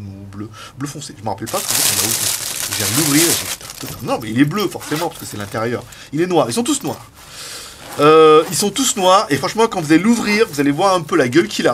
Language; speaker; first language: French; native; French